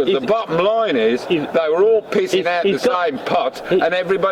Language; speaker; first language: English; native; English